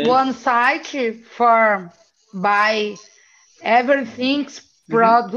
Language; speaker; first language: English; non-native, learner; Portuguese